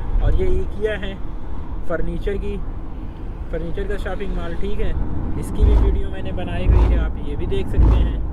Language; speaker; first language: Hindi; native; Hindi